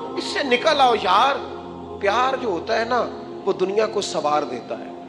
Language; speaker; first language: Urdu; non-native, local second language; Punjabi